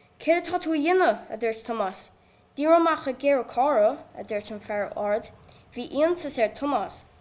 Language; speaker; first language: Irish; native; Irish